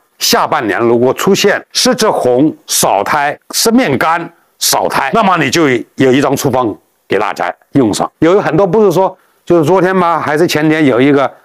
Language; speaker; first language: Chinese; native; Chinese